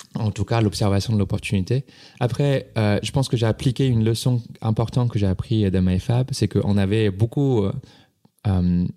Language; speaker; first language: French; non-native, fluent; Chinese